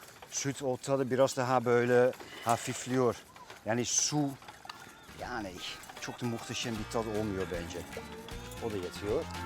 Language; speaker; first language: Turkish; non-native, fluent; Dutch